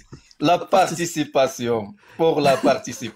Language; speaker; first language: French; non-native, learner; Arabic